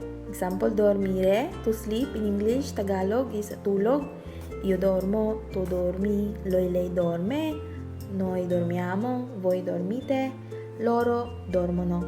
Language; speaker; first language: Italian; non-native, learner; Filipino